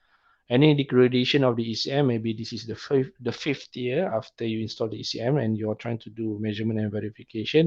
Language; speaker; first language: English; non-native, local second language; Malay